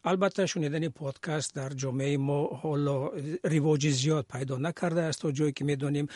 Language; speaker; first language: Persian; native; Persian